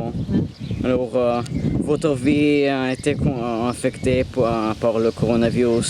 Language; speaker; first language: French; non-native, learner; English